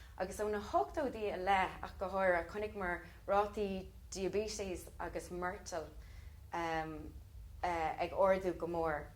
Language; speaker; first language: Irish; non-native, local second language; English